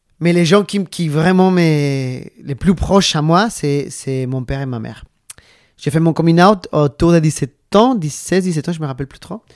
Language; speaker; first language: French; non-native, fluent; Spanish